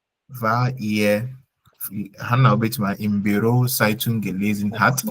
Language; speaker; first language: German; non-native, fluent; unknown